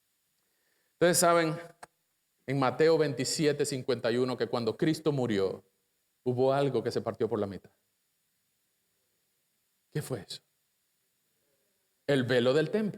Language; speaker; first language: Spanish; native; Spanish